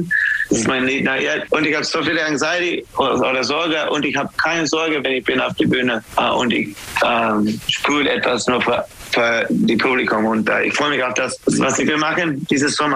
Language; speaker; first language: German; non-native, learner; English